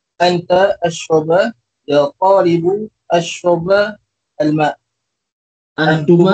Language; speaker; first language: Arabic; non-native, learner; Malay